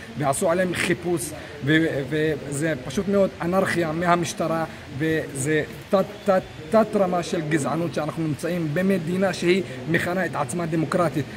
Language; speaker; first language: Hebrew; non-native, local second language; Arabic